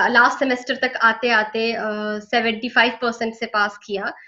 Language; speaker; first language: Hindi; native; Hindi